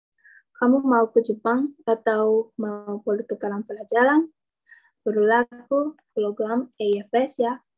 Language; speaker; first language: Indonesian; non-native, learner; Japanese